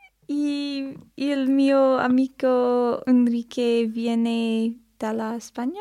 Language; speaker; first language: Italian; non-native, learner; English